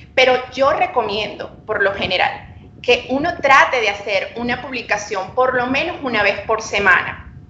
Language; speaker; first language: Spanish; native; Spanish